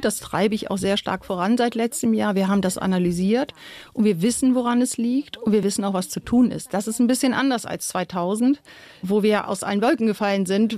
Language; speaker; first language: German; native; German